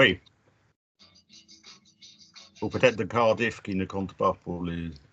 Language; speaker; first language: French; non-native, fluent; English